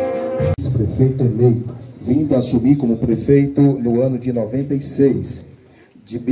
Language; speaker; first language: Portuguese; native; Portuguese